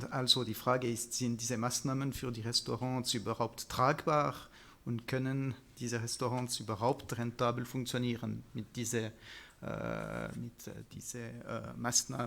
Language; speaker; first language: German; non-native, local second language; French